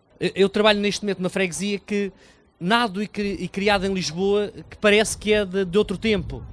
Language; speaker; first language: Portuguese; native; Portuguese